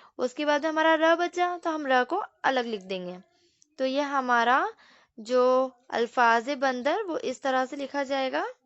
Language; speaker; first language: Hindi; native; Hindi